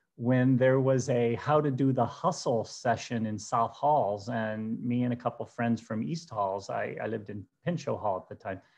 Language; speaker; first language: English; native; English